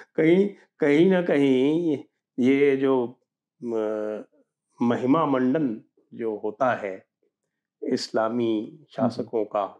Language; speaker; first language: Hindi; native; Hindi